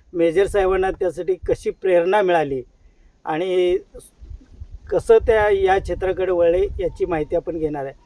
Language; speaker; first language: Marathi; native; Marathi